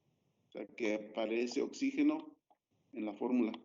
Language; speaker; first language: Spanish; native; Spanish